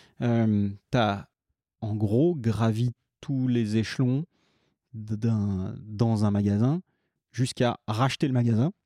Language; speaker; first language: French; native; French